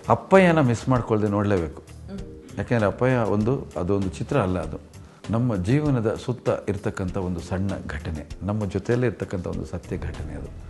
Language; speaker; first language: Kannada; native; Kannada